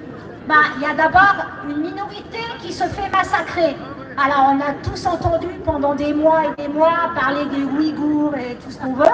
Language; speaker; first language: French; native; French